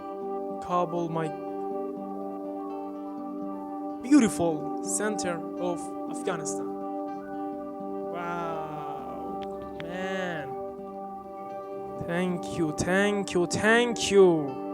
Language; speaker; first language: English; non-native, learner; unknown